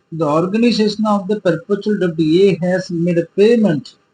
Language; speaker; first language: English; non-native, local second language; Tamil